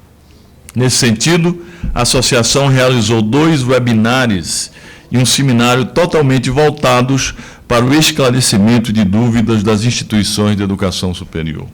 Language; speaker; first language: Portuguese; native; Portuguese